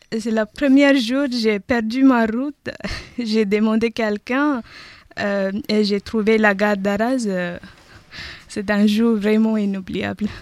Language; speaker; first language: French; non-native, learner; Tamil